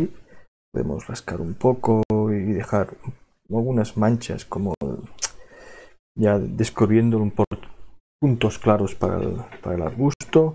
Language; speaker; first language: Spanish; non-native, local second language; Catalan